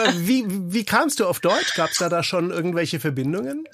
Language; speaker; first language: German; native; German